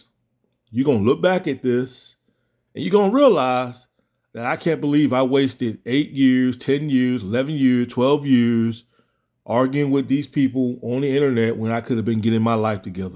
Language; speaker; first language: English; native; English